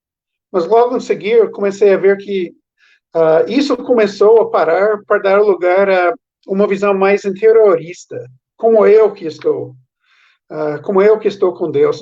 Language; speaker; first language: Portuguese; non-native, fluent; English